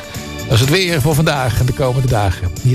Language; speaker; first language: Dutch; native; Dutch